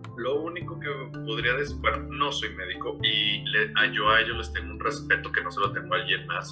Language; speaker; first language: Spanish; native; Spanish